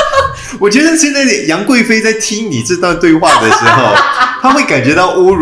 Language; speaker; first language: Chinese; native; Chinese